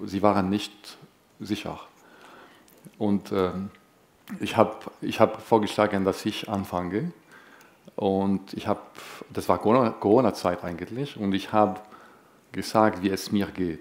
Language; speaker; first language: German; non-native, fluent; Arabic